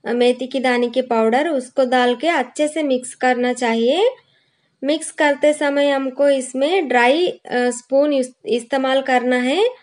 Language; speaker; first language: Hindi; non-native, local second language; Kannada